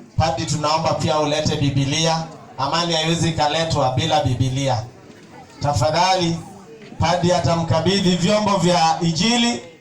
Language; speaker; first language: Swahili; non-native, local second language; Luo (Kenya and Tanzania)